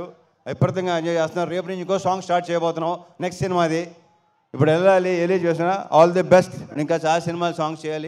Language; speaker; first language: Telugu; native; Telugu